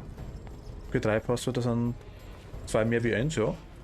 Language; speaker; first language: German; native; German